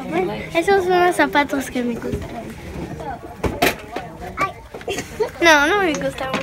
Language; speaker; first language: Spanish; early bilingual, heritage; Spanish